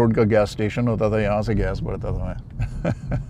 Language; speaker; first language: Urdu; non-native, local second language; Pashto